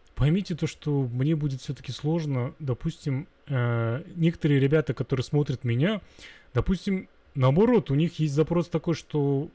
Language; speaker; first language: Russian; non-native, local second language; Kazakh